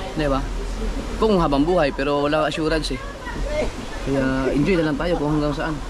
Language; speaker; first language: Filipino; non-native, local second language; Cebuano